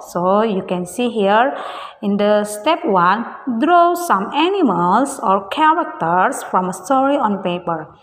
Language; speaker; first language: English; non-native, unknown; Indonesian